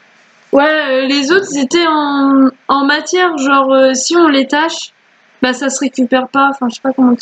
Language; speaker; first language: French; native; French